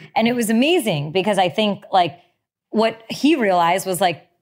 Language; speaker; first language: English; native; English